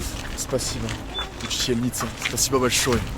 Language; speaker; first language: Russian; non-native, learner; French